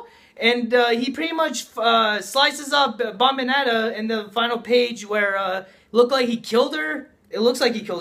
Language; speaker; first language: English; native; English